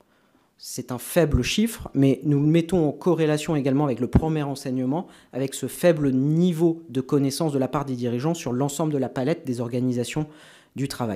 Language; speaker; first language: French; native; French